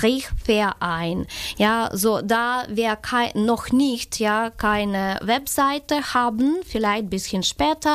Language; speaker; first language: German; non-native, fluent; Ukrainian